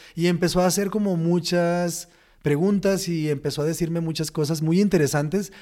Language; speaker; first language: Spanish; native; Spanish